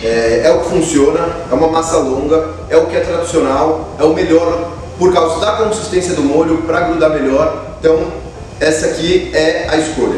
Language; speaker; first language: Portuguese; native; Portuguese